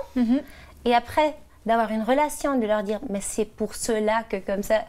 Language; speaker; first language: French; non-native, fluent; German